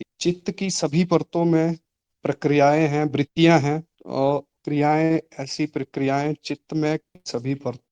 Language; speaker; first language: Hindi; native; Hindi